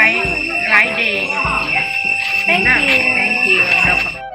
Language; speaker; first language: English; non-native, learner; Thai